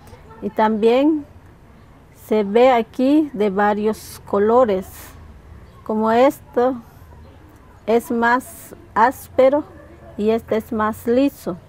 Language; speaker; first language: Spanish; non-native, local second language; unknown